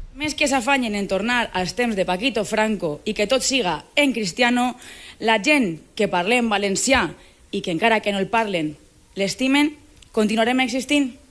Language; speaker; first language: Catalan; native; Catalan